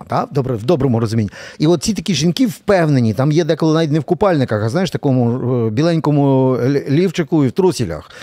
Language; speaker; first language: Ukrainian; native; Ukrainian